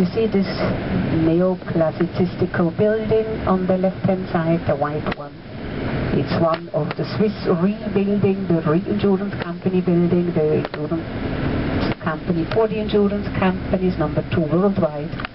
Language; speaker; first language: English; non-native, fluent; German